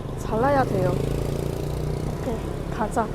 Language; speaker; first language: Korean; non-native, learner; Vietnamese